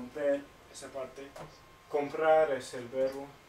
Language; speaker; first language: Spanish; non-native, fluent; English